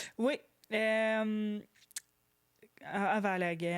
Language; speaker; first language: French; non-native, learner; Ukrainian